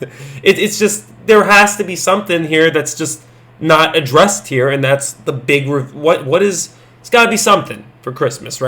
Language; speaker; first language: English; native; English